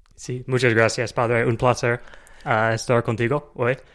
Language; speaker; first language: Spanish; non-native, learner; English